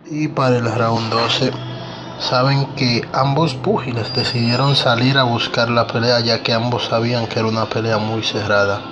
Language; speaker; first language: Spanish; native; Spanish